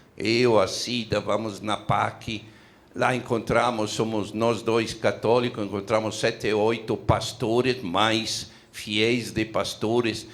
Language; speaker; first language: Portuguese; non-native, fluent; Italian